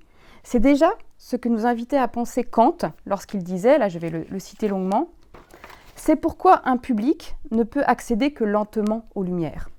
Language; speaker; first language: French; native; French